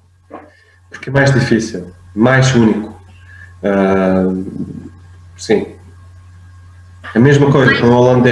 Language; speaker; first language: Portuguese; non-native, fluent; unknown